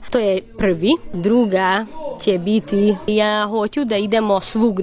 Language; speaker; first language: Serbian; non-native, local second language; Hungarian